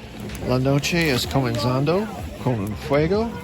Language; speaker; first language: Spanish; non-native, learner; English